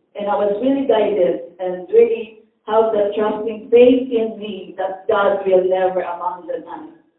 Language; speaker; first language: English; non-native, local second language; Filipino